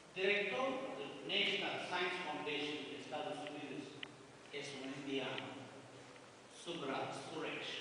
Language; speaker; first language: Spanish; non-native, learner; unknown